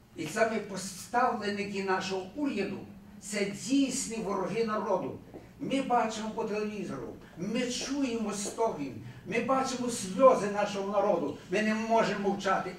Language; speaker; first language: Ukrainian; early bilingual, heritage; Ukrainian